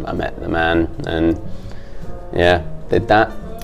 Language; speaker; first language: English; native; English